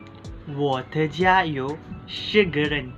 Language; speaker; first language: Chinese; non-native, learner; Malay